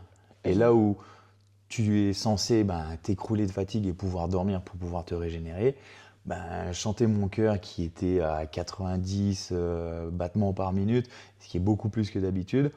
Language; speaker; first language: French; native; French